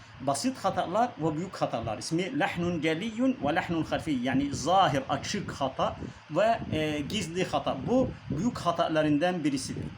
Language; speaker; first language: Turkish; non-native, learner; Arabic